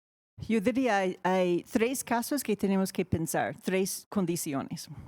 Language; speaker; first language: Spanish; non-native, fluent; English